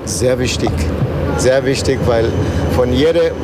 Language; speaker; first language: German; non-native, learner; Spanish